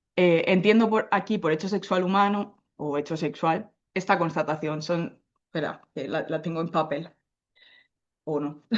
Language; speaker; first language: Spanish; native; Spanish